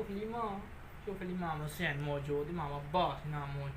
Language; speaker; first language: Arabic; non-native, learner; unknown